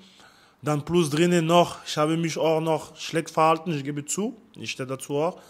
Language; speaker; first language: German; non-native, learner; French